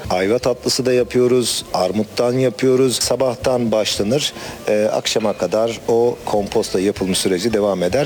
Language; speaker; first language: Turkish; native; Turkish